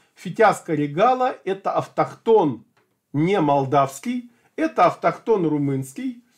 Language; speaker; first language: Russian; native; Russian